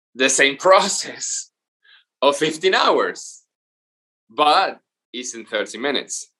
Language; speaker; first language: English; non-native, fluent; Spanish